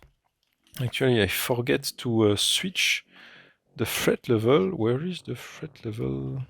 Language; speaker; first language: English; non-native, fluent; French